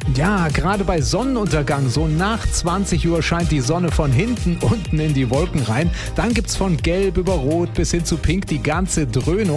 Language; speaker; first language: German; native; German